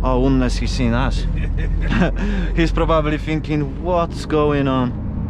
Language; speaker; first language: English; non-native, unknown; Polish